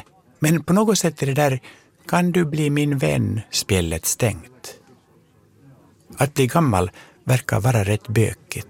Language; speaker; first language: Swedish; native; Swedish